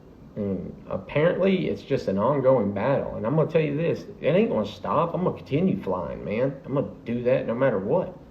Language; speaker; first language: English; native; English